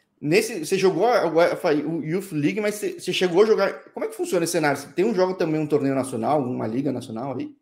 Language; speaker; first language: Portuguese; native; Portuguese